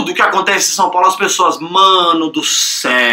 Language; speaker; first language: Portuguese; native; Portuguese